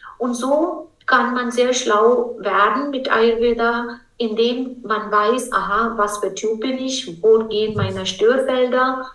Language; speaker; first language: German; non-native, fluent; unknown